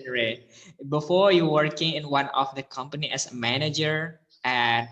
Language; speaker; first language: English; non-native, learner; Indonesian